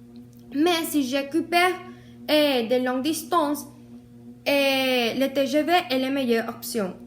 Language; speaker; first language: French; non-native, learner; Spanish